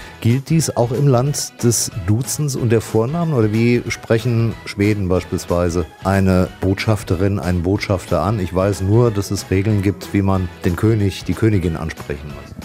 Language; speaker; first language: German; native; German